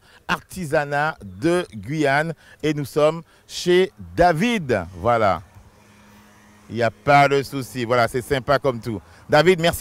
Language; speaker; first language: French; native; French